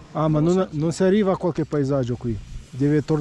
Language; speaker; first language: Italian; non-native, learner; Romanian